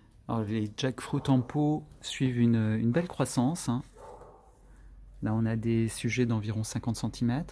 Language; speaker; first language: French; native; French